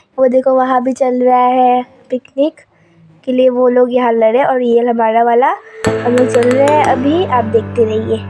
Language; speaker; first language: Hindi; non-native, local second language; Manipuri